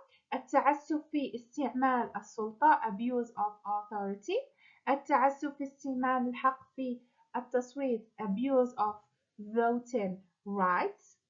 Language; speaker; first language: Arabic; native; Arabic